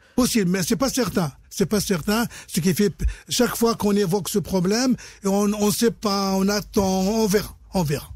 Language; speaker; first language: French; non-native, local second language; Arabic